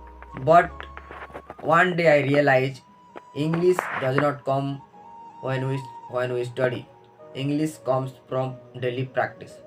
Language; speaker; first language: English; non-native, local second language; Odia